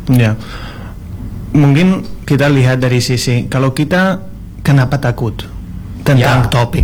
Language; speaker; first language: Indonesian; non-native, learner; Spanish